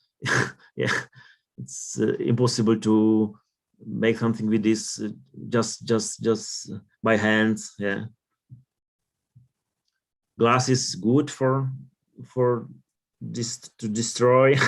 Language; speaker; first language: English; non-native, learner; Czech